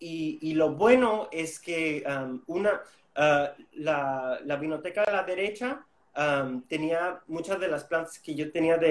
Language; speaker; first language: Spanish; non-native, fluent; English